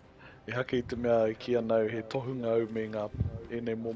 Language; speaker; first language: Māori; non-native, local second language; English